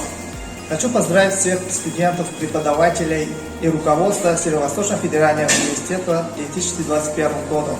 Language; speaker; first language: Russian; non-native, learner; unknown